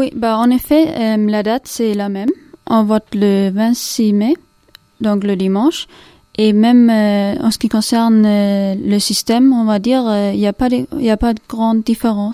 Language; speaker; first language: French; non-native, fluent; German